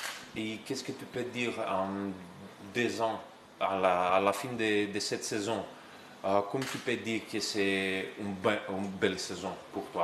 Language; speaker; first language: French; non-native, learner; Greek